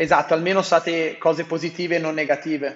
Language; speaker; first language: Italian; native; Italian